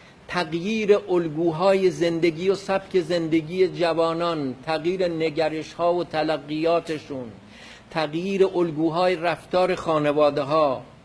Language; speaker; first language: Persian; non-native, local second language; Kurdish